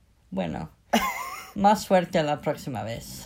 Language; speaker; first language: Spanish; non-native, fluent; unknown